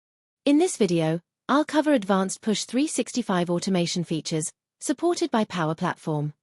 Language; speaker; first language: English; non-native, fluent; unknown